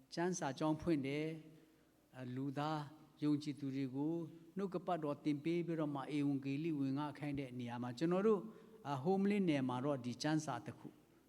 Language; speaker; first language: Burmese; non-native, local second language; Tedim Chin